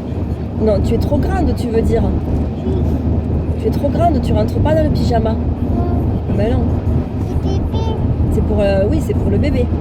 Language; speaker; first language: French; native; French